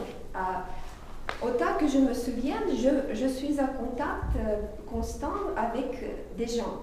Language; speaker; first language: French; non-native, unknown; Russian